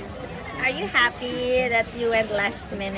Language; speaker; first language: English; non-native, fluent; Filipino